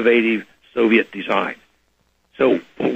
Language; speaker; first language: English; native; English